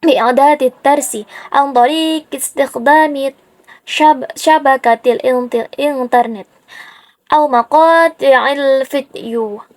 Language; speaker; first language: Arabic; non-native, learner; Indonesian